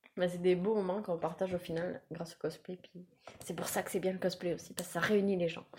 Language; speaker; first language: French; non-native, fluent; English